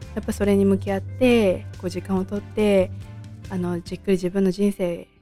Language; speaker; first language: Japanese; native; Japanese